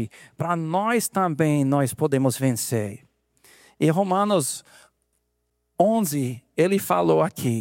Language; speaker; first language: Portuguese; non-native, fluent; English